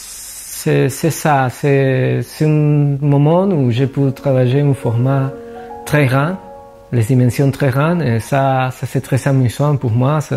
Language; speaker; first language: French; non-native, fluent; Spanish